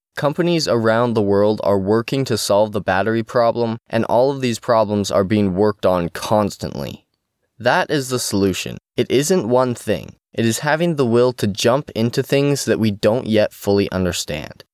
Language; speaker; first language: English; native; English